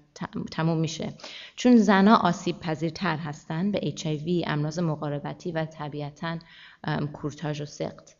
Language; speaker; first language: Persian; early bilingual, heritage; Persian